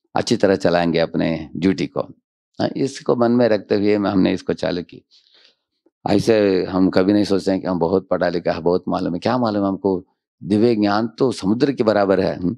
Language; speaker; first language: Hindi; non-native, local second language; Telugu